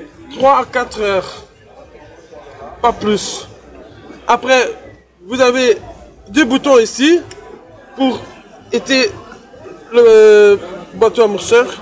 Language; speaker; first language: French; non-native, learner; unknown